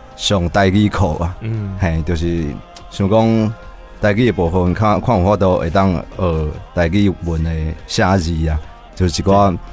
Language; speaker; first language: Chinese; native; Chinese